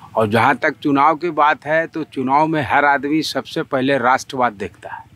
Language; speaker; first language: Hindi; native; Hindi